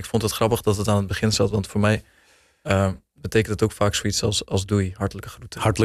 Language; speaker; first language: Dutch; native; Dutch